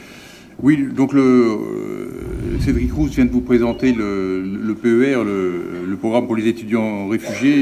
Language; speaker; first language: French; native; French